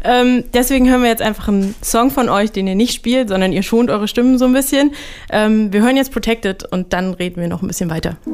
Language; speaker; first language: German; native; German